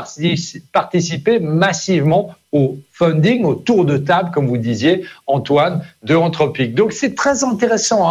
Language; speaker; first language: French; native; French